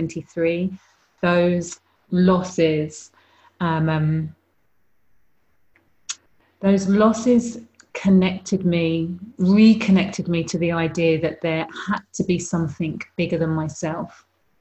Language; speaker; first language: English; native; English